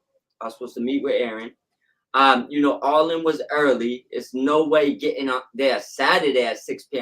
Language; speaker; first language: English; native; English